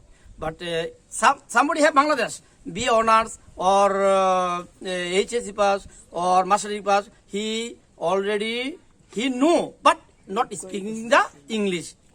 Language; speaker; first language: English; non-native, learner; Bangla